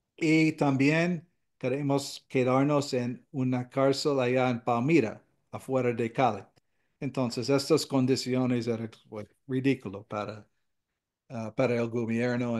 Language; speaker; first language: Spanish; non-native, fluent; English